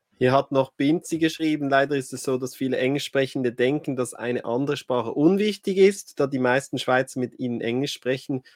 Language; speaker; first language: German; native; German